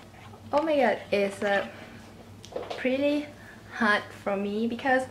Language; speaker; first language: English; non-native, learner; Thai